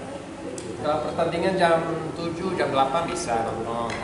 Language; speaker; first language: Indonesian; non-native, fluent; English